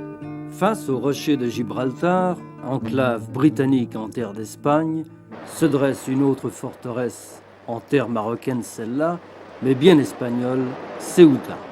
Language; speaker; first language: French; native; French